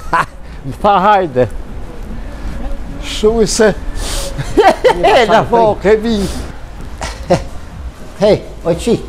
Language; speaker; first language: German; non-native, learner; Albanian